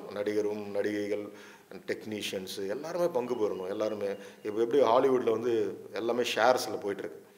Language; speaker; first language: Tamil; native; Tamil